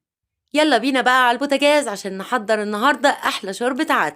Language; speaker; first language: Arabic; native; Arabic